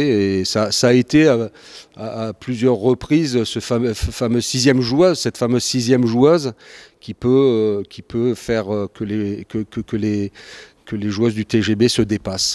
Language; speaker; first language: French; native; French